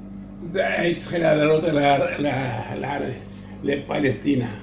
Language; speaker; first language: Hebrew; non-native, learner; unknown